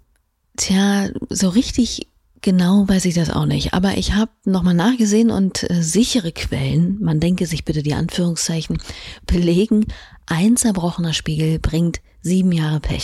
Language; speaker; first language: German; native; German